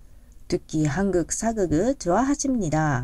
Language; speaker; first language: Korean; non-native, fluent; Japanese